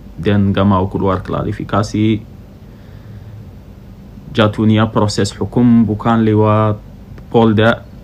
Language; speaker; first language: Indonesian; non-native, fluent; Arabic